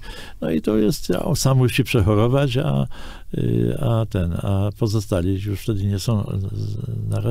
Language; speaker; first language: Polish; native; Polish